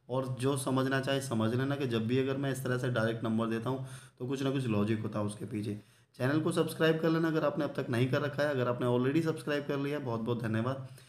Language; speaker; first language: Hindi; native; Hindi